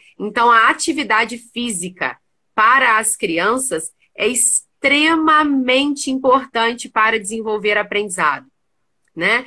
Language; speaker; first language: Portuguese; native; Portuguese